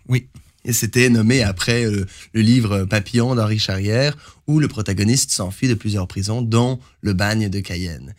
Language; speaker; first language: French; native; French